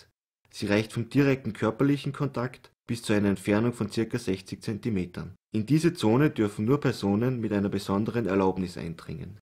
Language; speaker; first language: German; native; German